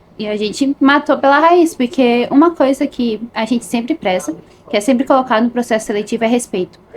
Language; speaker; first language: Portuguese; native; Portuguese